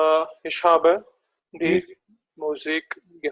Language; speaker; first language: German; non-native, learner; Telugu